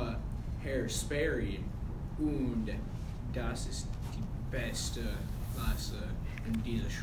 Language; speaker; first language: German; non-native, learner; English